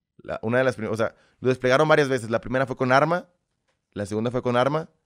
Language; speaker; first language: Spanish; early bilingual, other home language; Russian